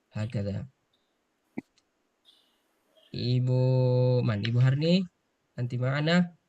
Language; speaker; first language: Arabic; non-native, fluent; Indonesian